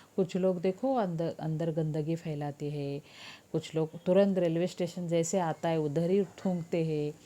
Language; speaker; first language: Hindi; non-native, local second language; Marathi